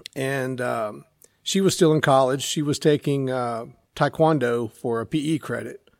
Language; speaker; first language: English; native; English